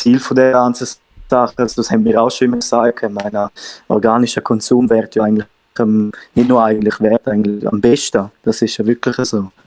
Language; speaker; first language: German; native; German